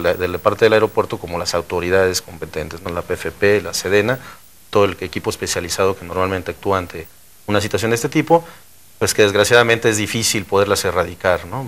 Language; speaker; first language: Spanish; native; Spanish